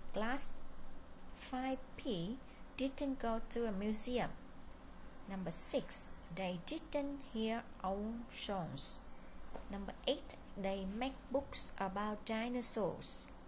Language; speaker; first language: English; non-native, fluent; Vietnamese